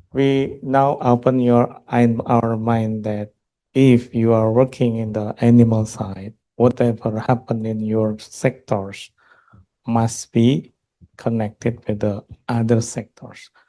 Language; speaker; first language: English; non-native, local second language; Indonesian